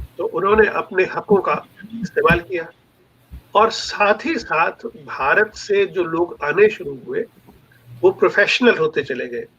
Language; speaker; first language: Hindi; non-native, local second language; Punjabi